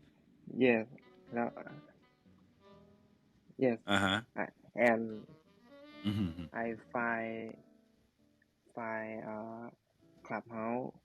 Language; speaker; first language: English; non-native, learner; Thai